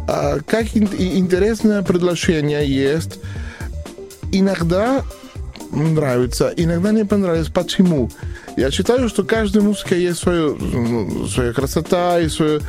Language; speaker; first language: Russian; non-native, learner; Spanish